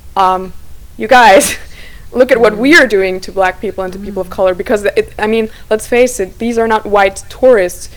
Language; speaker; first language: English; non-native, fluent; Slovak